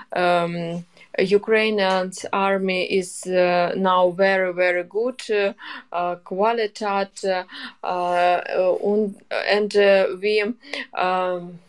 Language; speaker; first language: English; non-native, learner; Ukrainian